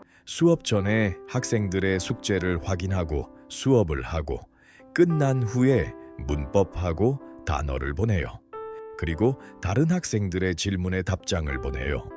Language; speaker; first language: Korean; non-native, fluent; Uzbek